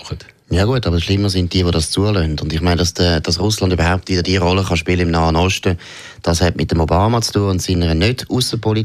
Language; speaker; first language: German; native; German